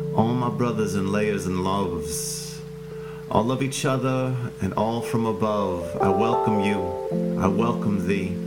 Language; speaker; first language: English; native; English